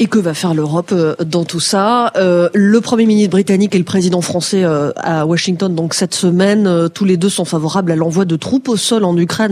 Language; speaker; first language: French; native; French